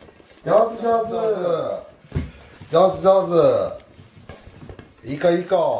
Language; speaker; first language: Japanese; native; Japanese